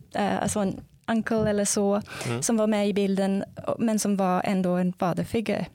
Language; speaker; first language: Swedish; non-native, fluent; English